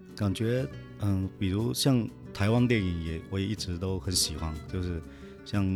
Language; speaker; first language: Chinese; non-native, local second language; Min Nan Chinese